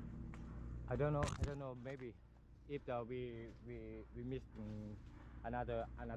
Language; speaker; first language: English; non-native, learner; Thai